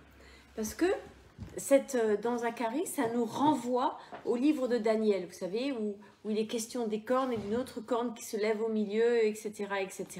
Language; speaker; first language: French; native; French